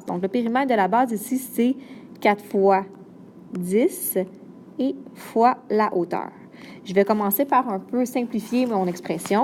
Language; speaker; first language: French; native; French